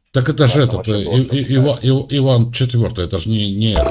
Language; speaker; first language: Russian; native; Russian